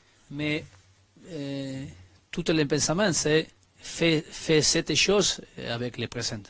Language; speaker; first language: French; non-native, learner; Spanish